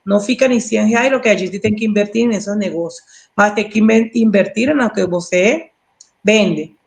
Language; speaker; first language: Portuguese; non-native, learner; Spanish